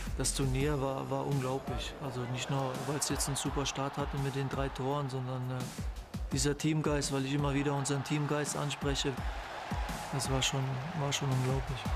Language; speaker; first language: German; early bilingual, other home language; Polish